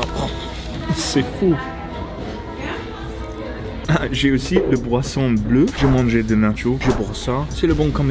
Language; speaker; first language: French; non-native, learner; English